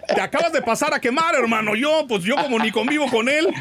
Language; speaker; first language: Spanish; native; Spanish